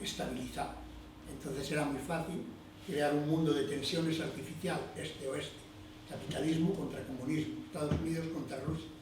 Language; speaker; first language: Spanish; non-native, local second language; Galician